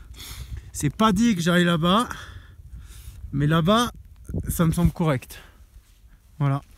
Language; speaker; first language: French; native; French